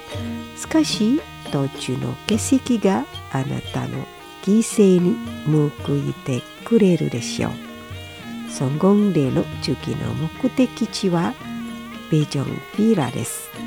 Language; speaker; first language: Japanese; non-native, fluent; Indonesian